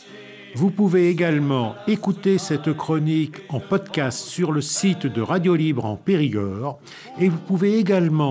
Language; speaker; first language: French; native; French